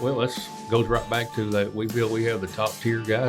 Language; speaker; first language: English; native; English